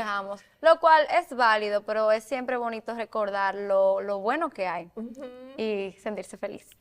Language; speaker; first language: Spanish; native; Spanish